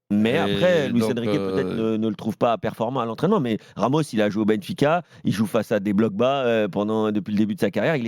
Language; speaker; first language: French; native; French